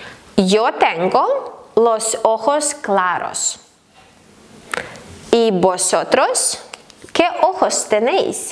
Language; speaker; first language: Spanish; non-native, fluent; Ukrainian